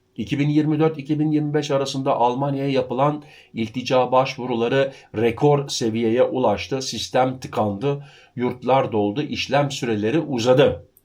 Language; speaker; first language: Turkish; early bilingual, heritage; Turkish